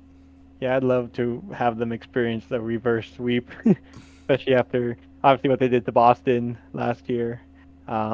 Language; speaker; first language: English; native; English